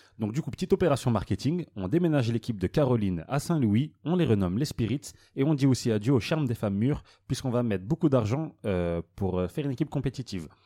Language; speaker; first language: French; native; French